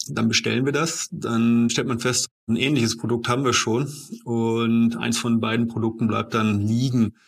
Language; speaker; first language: German; native; German